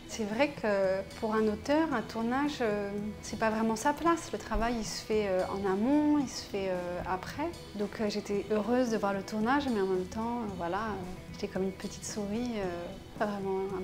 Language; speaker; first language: French; native; French